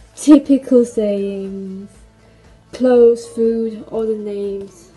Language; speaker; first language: English; non-native, local second language; Cantonese